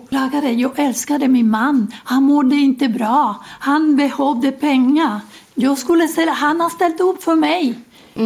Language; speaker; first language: Swedish; non-native, learner; Spanish